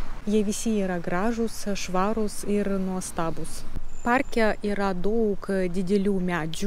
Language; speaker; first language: Lithuanian; non-native, learner; Russian